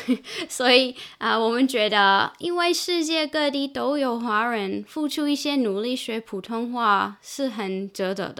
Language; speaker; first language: Chinese; non-native, fluent; English